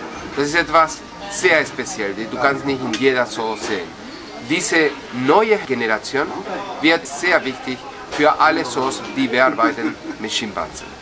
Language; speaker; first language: German; non-native, learner; Spanish